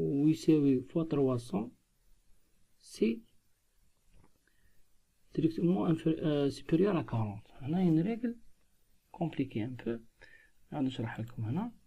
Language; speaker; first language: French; non-native, local second language; Arabic